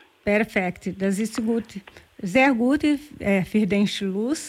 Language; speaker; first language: German; non-native, fluent; Portuguese